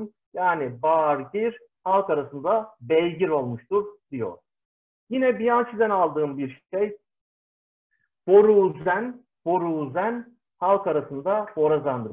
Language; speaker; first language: Turkish; native; Turkish